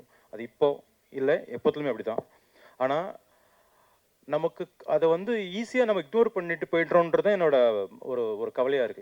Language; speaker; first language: Tamil; native; Tamil